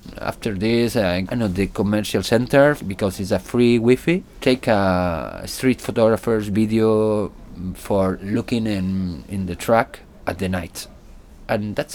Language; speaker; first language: English; non-native, learner; Spanish